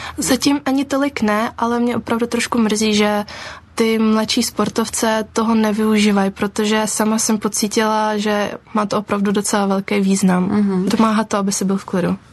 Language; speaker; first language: Czech; early bilingual, other home language; Ukrainian